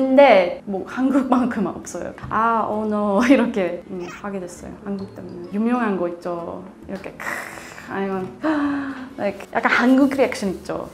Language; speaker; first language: Korean; non-native, learner; Swedish